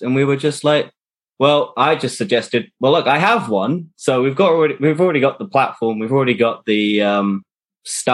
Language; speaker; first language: English; native; English